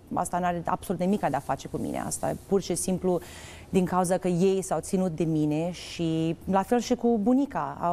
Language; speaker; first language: Romanian; early bilingual, heritage; Romanian